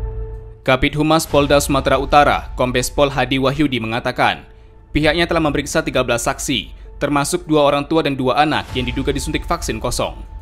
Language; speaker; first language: Indonesian; native; Indonesian